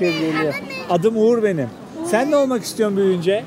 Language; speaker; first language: Turkish; native; Turkish